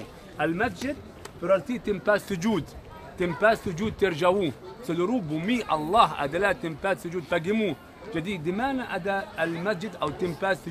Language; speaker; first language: Indonesian; non-native, learner; Arabic